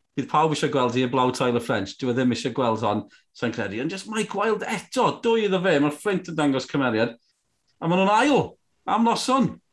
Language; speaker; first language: Welsh; native; Welsh